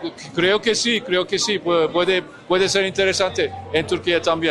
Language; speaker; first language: Spanish; non-native, learner; Turkish